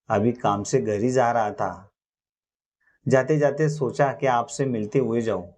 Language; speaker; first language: Hindi; non-native, local second language; Marathi